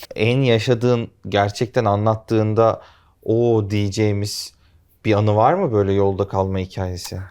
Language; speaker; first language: Turkish; native; Turkish